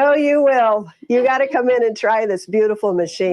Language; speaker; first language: English; native; English